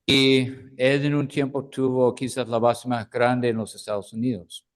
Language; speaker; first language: Spanish; non-native, fluent; English